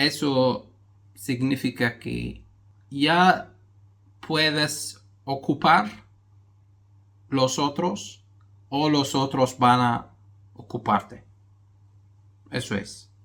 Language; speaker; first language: Spanish; non-native, fluent; Arabic